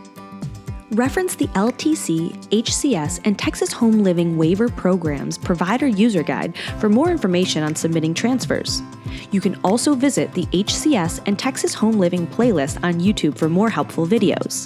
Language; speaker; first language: English; native; English